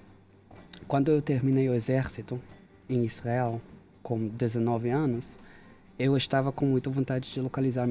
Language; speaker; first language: Portuguese; non-native, fluent; Hebrew